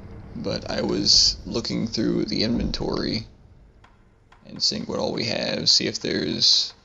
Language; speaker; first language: English; native; English